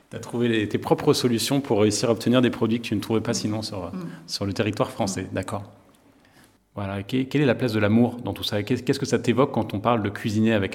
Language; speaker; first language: French; native; French